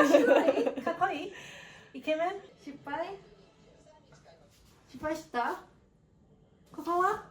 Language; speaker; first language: Japanese; non-native, learner; English